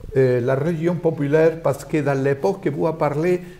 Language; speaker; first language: French; non-native, fluent; Spanish